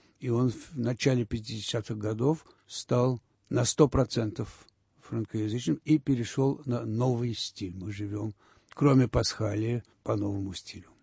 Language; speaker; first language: Russian; early bilingual, heritage; Russian